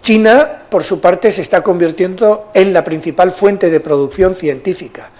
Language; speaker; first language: Spanish; native; Spanish